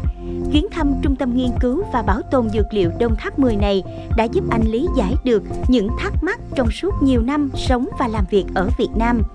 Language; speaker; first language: Vietnamese; native; Vietnamese